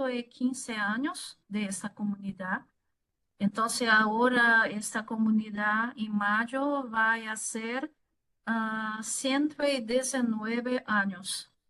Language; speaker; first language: Spanish; non-native, fluent; Portuguese